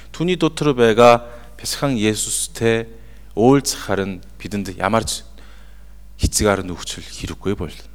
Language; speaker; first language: Mongolian; non-native, fluent; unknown